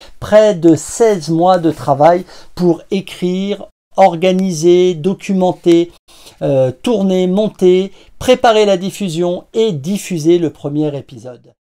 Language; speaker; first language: French; native; French